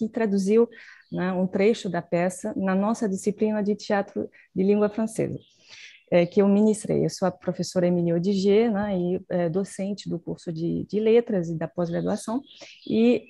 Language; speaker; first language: Portuguese; non-native, fluent; French